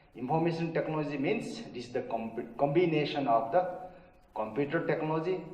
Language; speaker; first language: English; non-native, local second language; Nepali